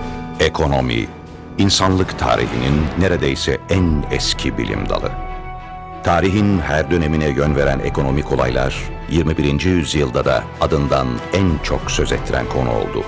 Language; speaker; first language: Turkish; native; Turkish